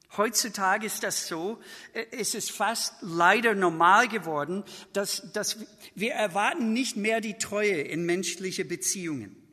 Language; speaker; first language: German; non-native, fluent; English